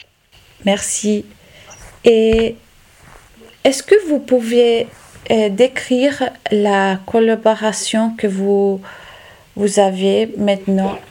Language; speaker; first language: French; non-native, fluent; Italian